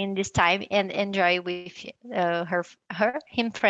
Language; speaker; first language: English; non-native, learner; Portuguese